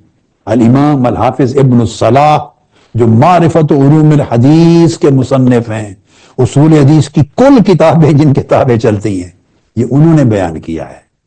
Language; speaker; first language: Urdu; native; Urdu